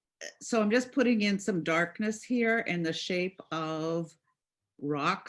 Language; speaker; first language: English; native; English